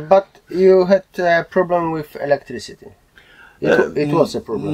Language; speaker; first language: English; non-native, learner; Polish